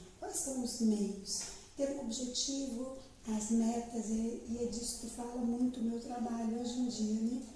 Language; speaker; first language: Portuguese; native; Portuguese